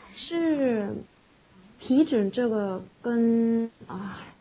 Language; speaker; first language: Chinese; non-native, fluent; Korean